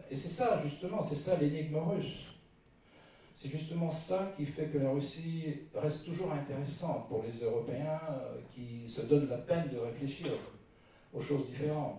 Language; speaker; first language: French; non-native, fluent; Russian